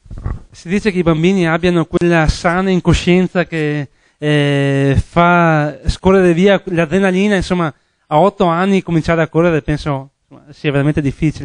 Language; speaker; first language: Italian; native; Italian